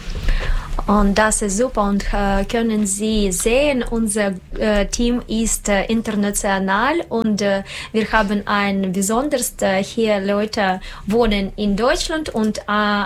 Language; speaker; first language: German; non-native, learner; Russian